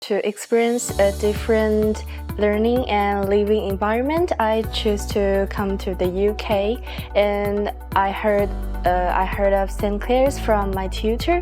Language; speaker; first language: English; non-native, fluent; Chinese